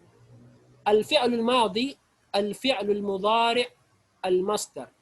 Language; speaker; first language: Arabic; non-native, fluent; Indonesian